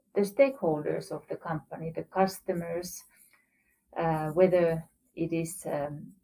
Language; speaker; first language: English; non-native, fluent; Finnish